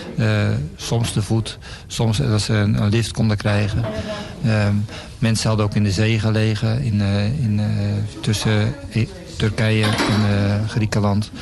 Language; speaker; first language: Dutch; native; Dutch